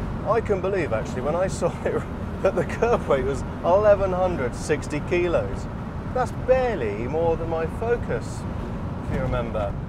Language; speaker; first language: English; native; English